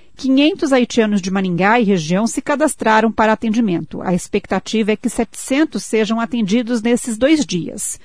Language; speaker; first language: Portuguese; native; Portuguese